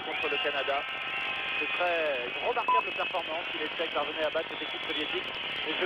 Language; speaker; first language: French; native; French